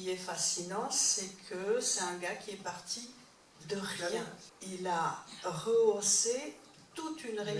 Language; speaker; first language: French; non-native, fluent; Czech